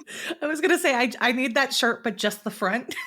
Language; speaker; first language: English; native; English